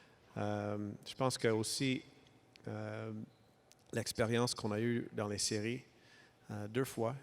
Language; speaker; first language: French; non-native, local second language; English